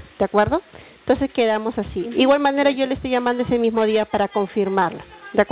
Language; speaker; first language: Spanish; native; Spanish